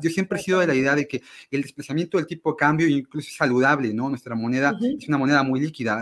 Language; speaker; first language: Spanish; native; Spanish